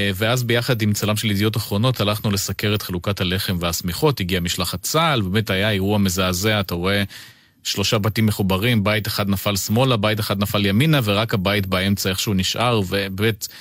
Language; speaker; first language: Hebrew; early bilingual, other home language; Russian